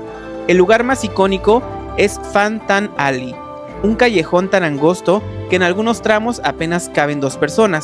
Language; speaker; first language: Spanish; native; Spanish